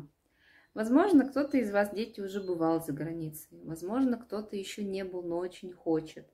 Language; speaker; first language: Russian; native; Russian